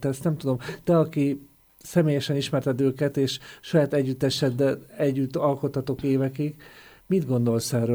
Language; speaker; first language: Hungarian; native; Hungarian